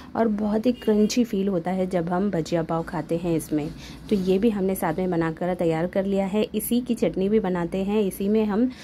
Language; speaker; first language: Hindi; non-native, local second language; Marathi